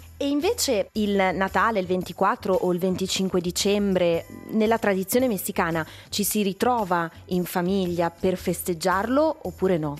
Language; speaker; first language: Italian; native; Italian